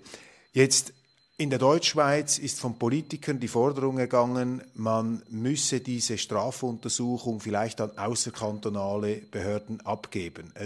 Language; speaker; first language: German; native; German